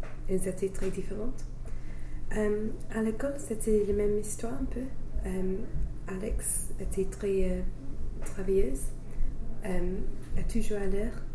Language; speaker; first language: French; non-native, learner; English